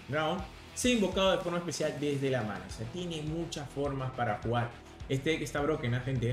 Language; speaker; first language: Spanish; native; Spanish